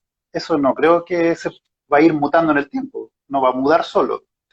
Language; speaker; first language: Spanish; native; Spanish